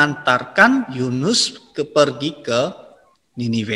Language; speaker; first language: Indonesian; native; Indonesian